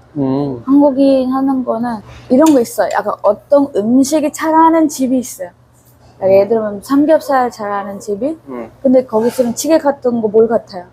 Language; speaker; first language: Korean; non-native, fluent; Sinhala